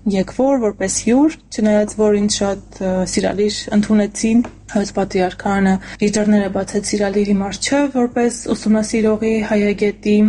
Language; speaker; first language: Armenian; native; Armenian